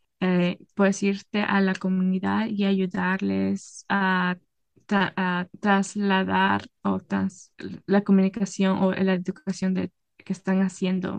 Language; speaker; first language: Spanish; early bilingual, heritage; Spanish